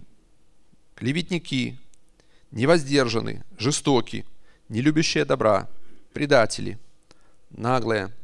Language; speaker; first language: Russian; native; Russian